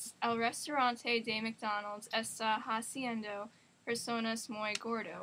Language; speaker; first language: Spanish; non-native, learner; English